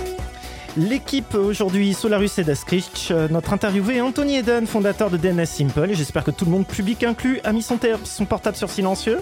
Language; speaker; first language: French; native; French